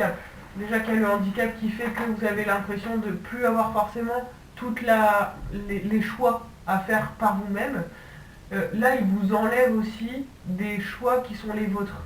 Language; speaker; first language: French; native; French